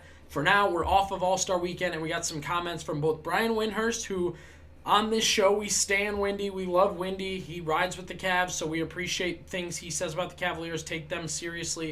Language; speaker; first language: English; native; English